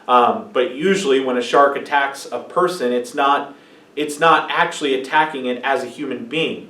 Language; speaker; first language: English; native; English